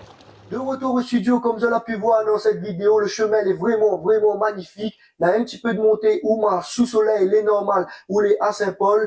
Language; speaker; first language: French; non-native, local second language; Réunion Creole French